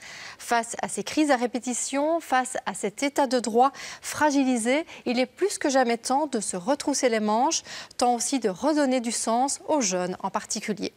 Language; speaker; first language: French; native; French